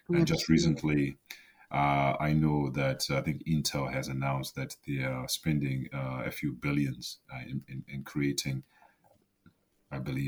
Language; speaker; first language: English; non-native, local second language; Shona